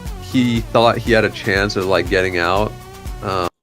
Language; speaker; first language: English; native; English